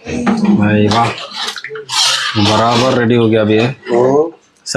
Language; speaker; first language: Hindi; non-native, local second language; Tamil